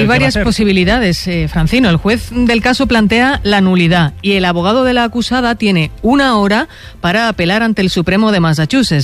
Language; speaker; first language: Spanish; native; Spanish